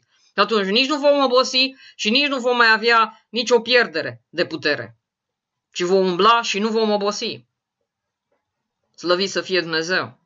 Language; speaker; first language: Romanian; native; Romanian